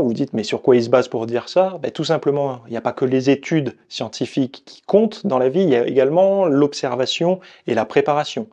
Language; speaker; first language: French; native; French